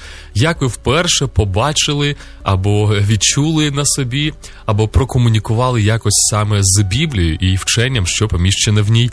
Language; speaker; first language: Ukrainian; native; Ukrainian